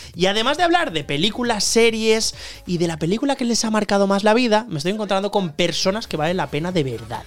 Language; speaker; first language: Spanish; native; Spanish